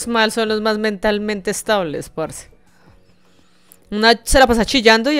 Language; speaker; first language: Spanish; native; Spanish